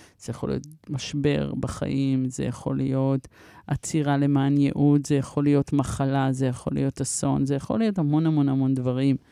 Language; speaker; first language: Hebrew; early bilingual, other home language; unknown